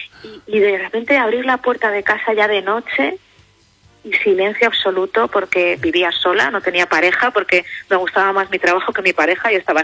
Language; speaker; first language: Spanish; native; Spanish